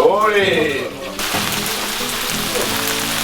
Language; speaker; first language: French; native; French